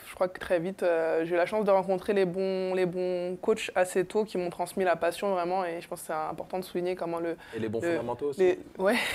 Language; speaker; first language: French; native; French